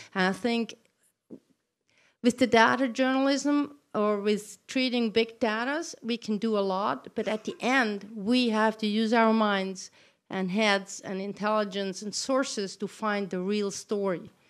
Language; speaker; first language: English; non-native, fluent; German